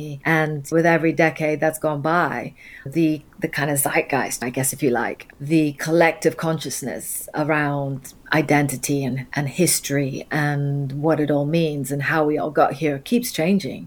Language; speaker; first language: English; native; English